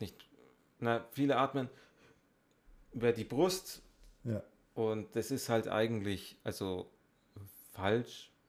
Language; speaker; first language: German; native; German